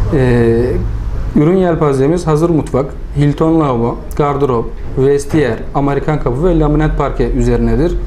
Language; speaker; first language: Turkish; native; Turkish